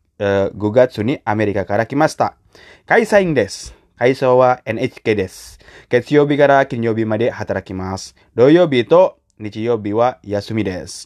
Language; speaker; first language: Japanese; non-native, learner; Indonesian